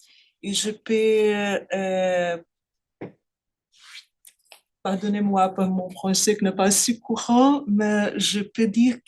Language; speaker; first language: French; non-native, fluent; Portuguese